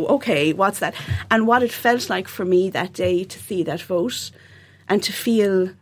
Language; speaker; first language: English; native; English